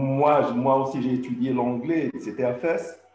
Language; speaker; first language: French; non-native, local second language; Arabic